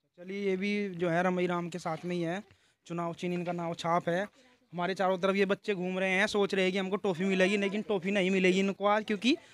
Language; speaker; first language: Hindi; native; Hindi